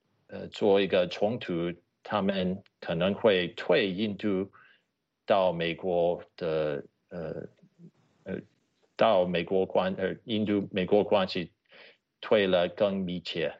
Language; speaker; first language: Chinese; non-native, fluent; English